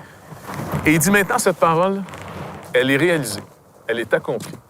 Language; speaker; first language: French; native; French